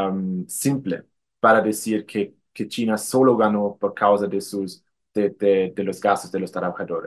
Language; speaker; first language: Spanish; non-native, fluent; German